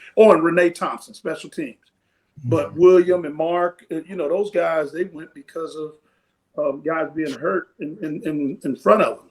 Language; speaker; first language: English; native; English